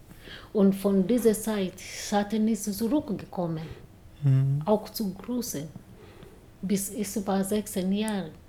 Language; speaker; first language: German; non-native, learner; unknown